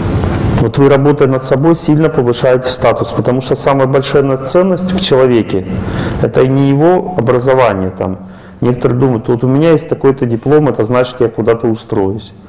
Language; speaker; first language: Russian; native; Russian